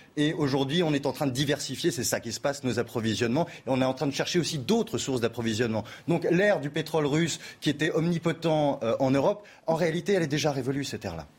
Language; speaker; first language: French; native; French